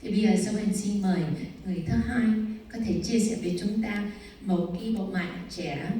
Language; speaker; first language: Vietnamese; early bilingual, heritage; Vietnamese